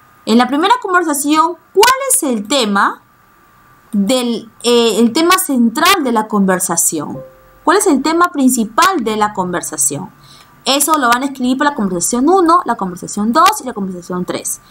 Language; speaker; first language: Spanish; native; Spanish